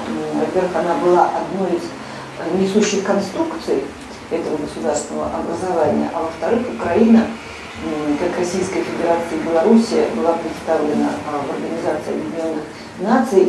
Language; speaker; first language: Russian; native; Russian